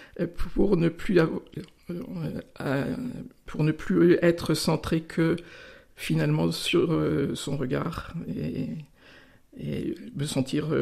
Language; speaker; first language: French; native; French